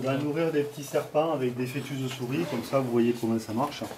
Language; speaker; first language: French; native; French